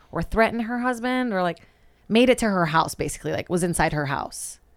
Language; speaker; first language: English; non-native, fluent; Portuguese